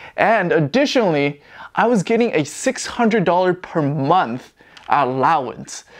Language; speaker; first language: English; non-native, fluent; Chinese